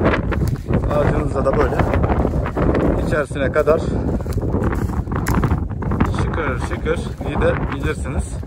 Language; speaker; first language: Turkish; native; Turkish